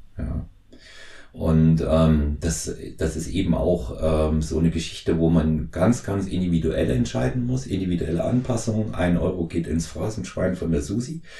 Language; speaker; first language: German; native; German